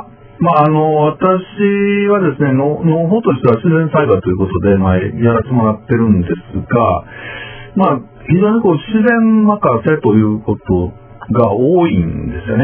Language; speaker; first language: Japanese; native; Japanese